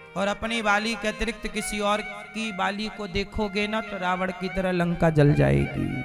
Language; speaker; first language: Hindi; native; Hindi